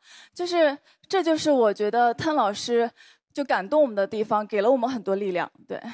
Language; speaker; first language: Chinese; native; Chinese